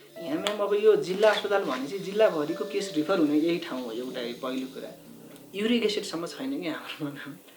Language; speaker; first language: Nepali; native; Nepali